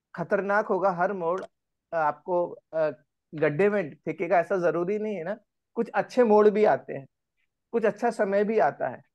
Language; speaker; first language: Hindi; native; Hindi